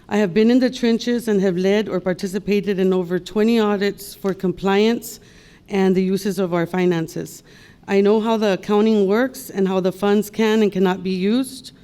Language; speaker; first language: English; native; English